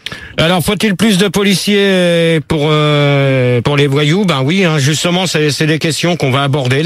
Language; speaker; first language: French; native; French